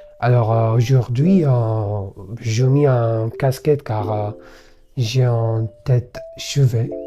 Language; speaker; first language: French; non-native, learner; Arabic